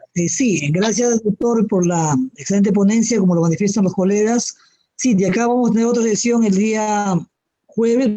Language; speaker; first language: Spanish; native; Spanish